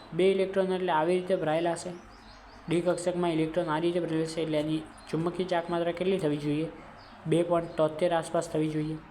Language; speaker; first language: Gujarati; non-native, local second language; Marwari